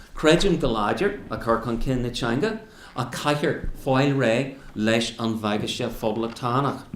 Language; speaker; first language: Irish; non-native, local second language; English